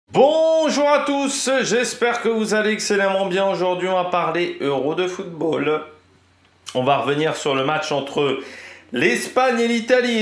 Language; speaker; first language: French; native; French